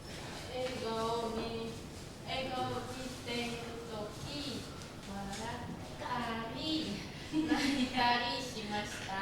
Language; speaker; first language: Japanese; non-native, learner; Indonesian